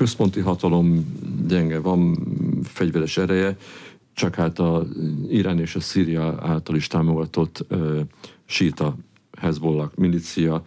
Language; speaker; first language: Hungarian; native; Hungarian